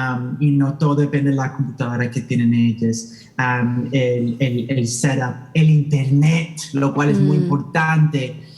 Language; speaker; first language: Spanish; early bilingual, heritage; Spanish